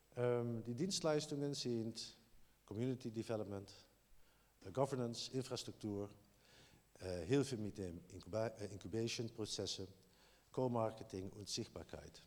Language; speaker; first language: German; non-native, learner; Dutch